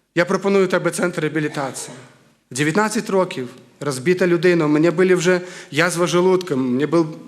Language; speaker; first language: Ukrainian; non-native, fluent; Lithuanian